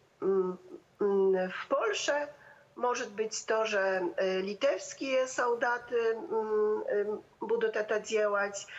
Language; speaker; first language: Russian; non-native, fluent; Polish